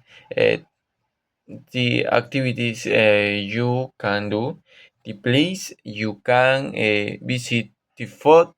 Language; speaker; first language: English; non-native, learner; Spanish